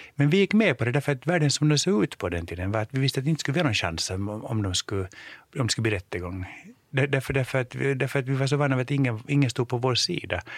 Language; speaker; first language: Swedish; native; Swedish